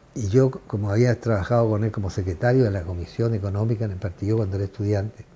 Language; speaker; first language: Spanish; native; Spanish